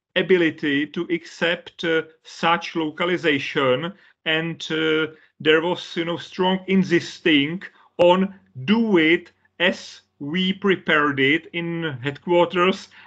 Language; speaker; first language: English; non-native, fluent; Czech